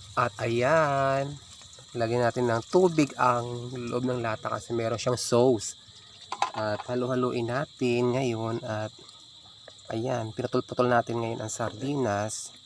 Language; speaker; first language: Filipino; non-native, local second language; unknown